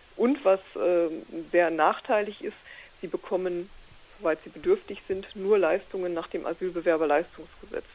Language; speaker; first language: German; native; German